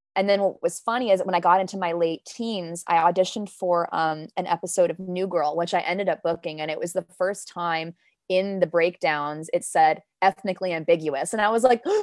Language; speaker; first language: English; early bilingual, other home language; Danish